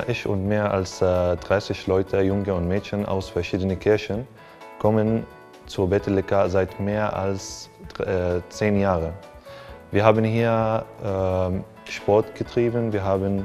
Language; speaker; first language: German; non-native, fluent; Arabic